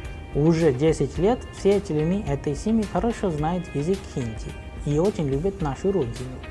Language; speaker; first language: Russian; non-native, fluent; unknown